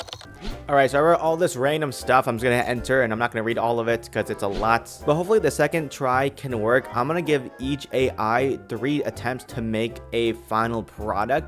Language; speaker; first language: English; native; English